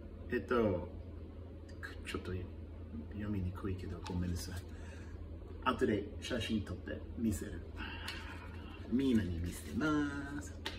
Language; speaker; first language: Japanese; non-native, fluent; English